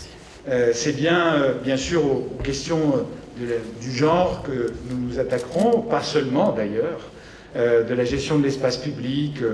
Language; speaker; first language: French; native; French